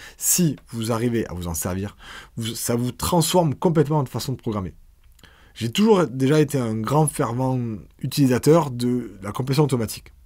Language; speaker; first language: French; native; French